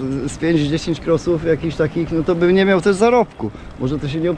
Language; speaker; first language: Polish; native; Polish